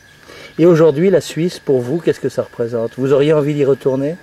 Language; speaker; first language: French; native; French